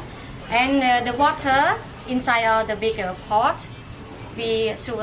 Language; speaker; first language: English; non-native, learner; Khmer